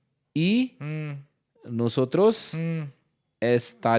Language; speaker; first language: Spanish; non-native, learner; Hindi